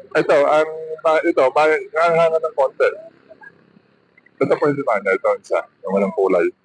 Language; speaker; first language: Filipino; native; Filipino